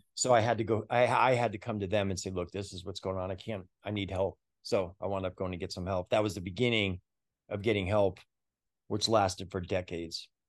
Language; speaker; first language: English; native; English